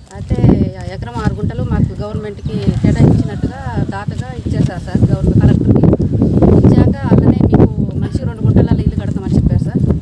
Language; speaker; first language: Telugu; native; Telugu